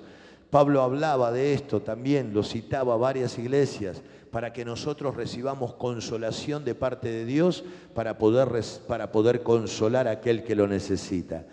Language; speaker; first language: Spanish; native; Spanish